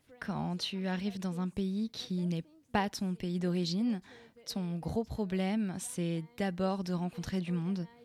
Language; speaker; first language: French; non-native, fluent; Ukrainian